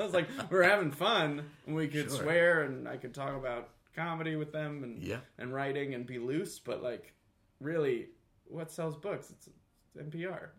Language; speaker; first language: English; native; English